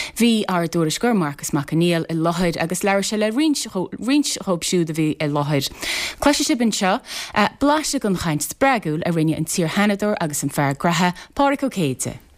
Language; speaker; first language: Irish; native; Irish